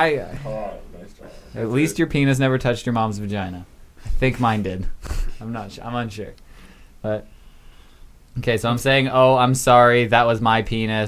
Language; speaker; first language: English; native; English